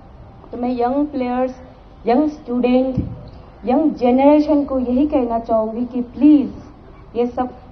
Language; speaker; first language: Hindi; non-native, local second language; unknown